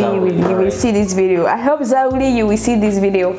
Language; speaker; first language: English; non-native, local second language; French